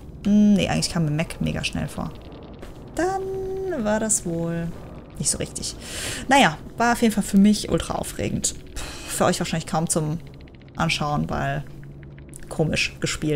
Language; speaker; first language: German; native; German